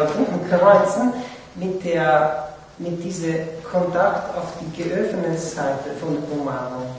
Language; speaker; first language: German; non-native, fluent; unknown